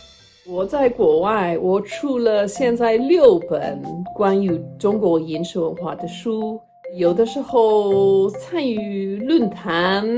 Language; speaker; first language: Chinese; non-native, fluent; English